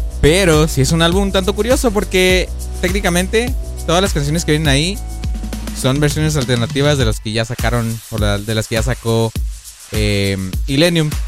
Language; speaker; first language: Spanish; native; Spanish